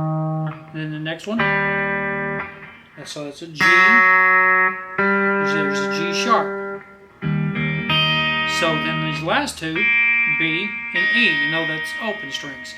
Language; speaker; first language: English; native; English